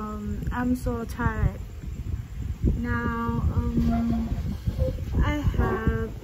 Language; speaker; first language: English; non-native, learner; Thai